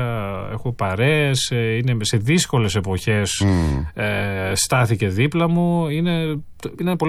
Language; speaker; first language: Greek; native; Greek